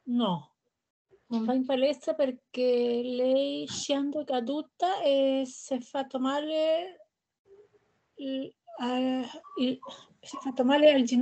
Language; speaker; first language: Italian; non-native, learner; Spanish